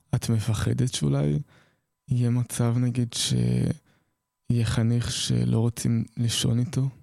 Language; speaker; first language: Hebrew; native; Hebrew